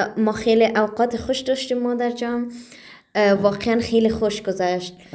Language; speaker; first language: Persian; early bilingual, heritage; Persian